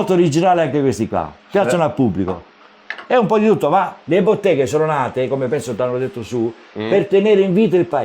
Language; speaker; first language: Italian; native; Italian